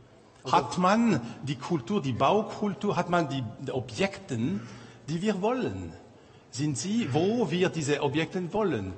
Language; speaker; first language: German; non-native, local second language; French